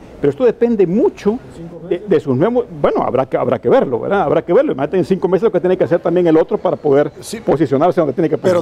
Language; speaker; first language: Spanish; native; Spanish